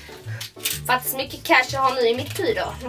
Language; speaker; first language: Swedish; native; Swedish